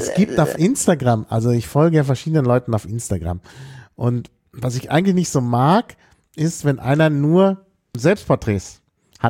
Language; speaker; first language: German; native; German